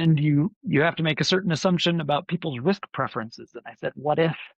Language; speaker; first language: English; native; English